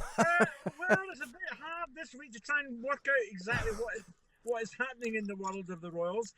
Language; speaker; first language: English; native; English